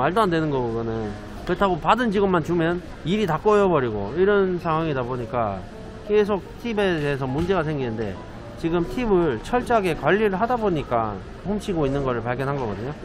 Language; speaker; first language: Korean; native; Korean